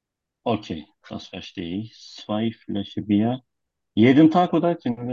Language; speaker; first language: German; non-native, learner; Turkish